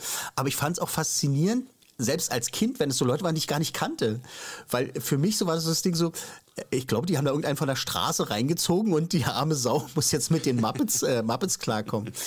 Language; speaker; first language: German; native; German